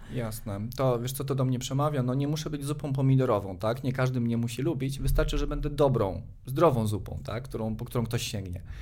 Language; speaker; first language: Polish; native; Polish